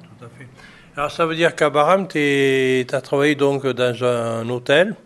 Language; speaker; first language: French; native; French